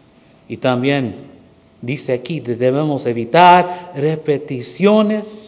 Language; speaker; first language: Spanish; non-native, fluent; English